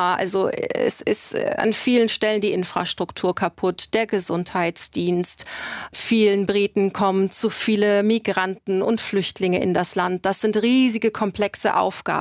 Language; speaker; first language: German; native; German